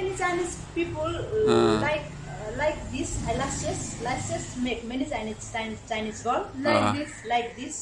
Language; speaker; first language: English; non-native, learner; Nepali